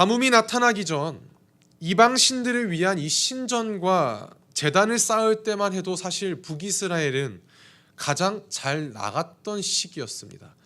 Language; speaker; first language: Korean; native; Korean